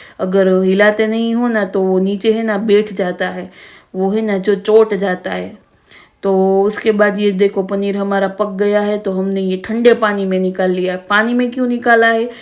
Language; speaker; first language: Hindi; non-native, local second language; Gujarati